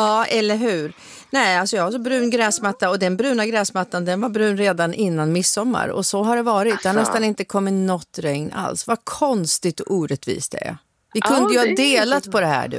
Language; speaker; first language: Swedish; native; Swedish